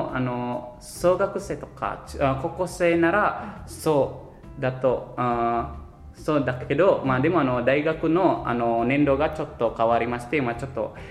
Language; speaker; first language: Japanese; non-native, fluent; Indonesian